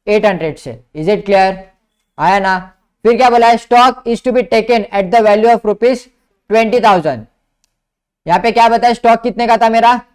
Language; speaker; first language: Hindi; non-native, local second language; Marathi